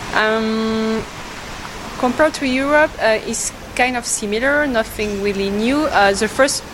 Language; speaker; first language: English; non-native, learner; French